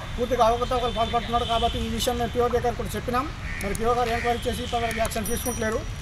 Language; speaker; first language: Telugu; non-native, local second language; Gondi